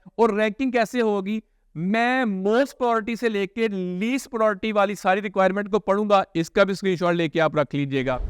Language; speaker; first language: Urdu; non-native, local second language; Punjabi